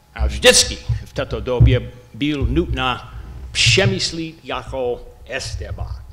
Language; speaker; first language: Czech; non-native, learner; English